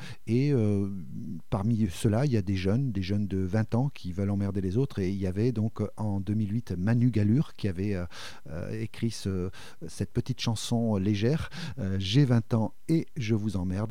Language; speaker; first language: French; native; French